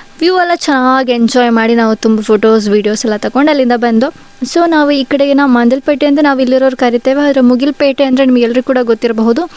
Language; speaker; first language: Kannada; non-native, local second language; Malayalam